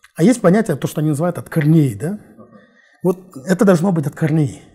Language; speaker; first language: Russian; non-native, local second language; Kazakh